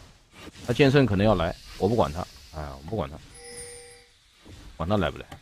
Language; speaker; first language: Chinese; native; Chinese